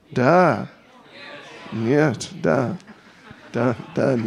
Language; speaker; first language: Russian; non-native, learner; English